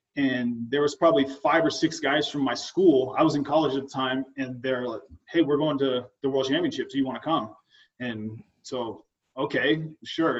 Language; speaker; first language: English; native; English